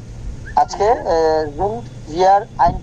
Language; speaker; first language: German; non-native, learner; Bangla